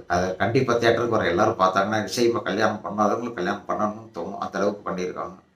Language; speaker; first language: Tamil; native; Tamil